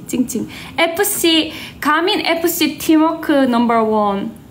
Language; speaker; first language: English; non-native, learner; Korean